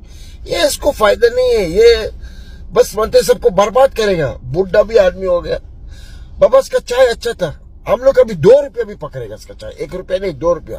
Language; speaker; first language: Hindi; non-native, learner; Arabic